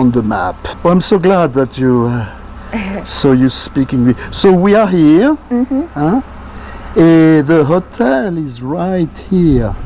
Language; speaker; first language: English; non-native, learner; French